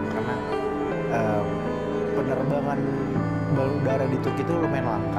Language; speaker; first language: Indonesian; native; Indonesian